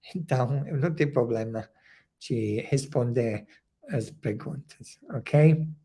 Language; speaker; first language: Portuguese; non-native, learner; English